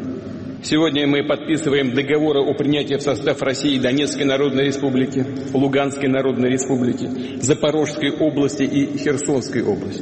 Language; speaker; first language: Russian; native; Russian